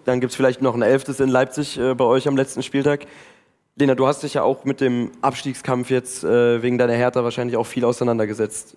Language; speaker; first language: German; native; German